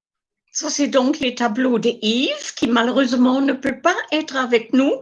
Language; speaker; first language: French; non-native, fluent; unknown